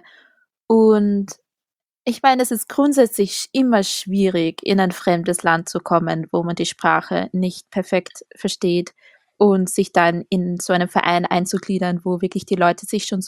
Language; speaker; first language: German; native; German